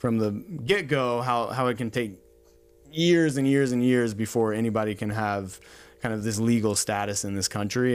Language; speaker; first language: English; native; English